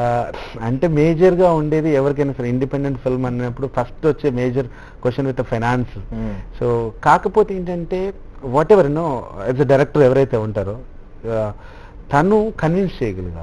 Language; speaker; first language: Telugu; native; Telugu